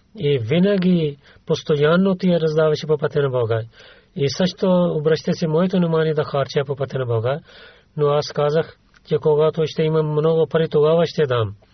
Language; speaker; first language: Bulgarian; non-native, learner; Urdu